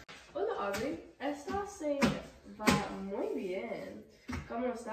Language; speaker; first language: Spanish; non-native, learner; English